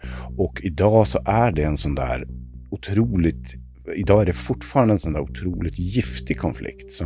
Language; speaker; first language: Swedish; native; Swedish